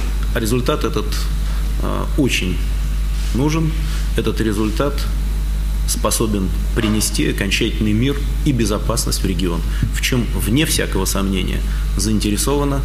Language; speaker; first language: Russian; native; Russian